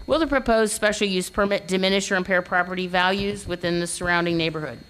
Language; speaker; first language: English; native; English